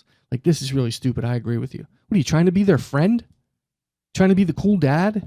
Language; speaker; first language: English; native; English